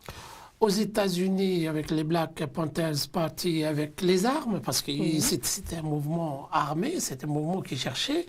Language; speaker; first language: French; non-native, local second language; Arabic